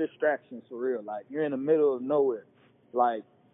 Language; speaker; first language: English; native; English